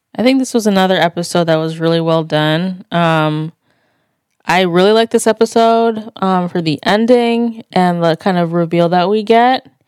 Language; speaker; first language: English; native; English